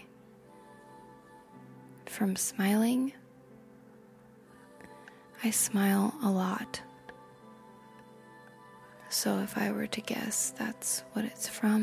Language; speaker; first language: English; native; English